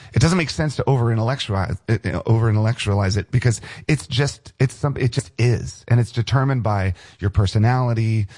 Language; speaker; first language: English; native; English